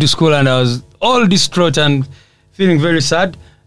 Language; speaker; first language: English; non-native, local second language; Nyankole